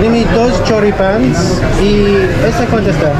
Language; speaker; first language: Spanish; non-native, learner; English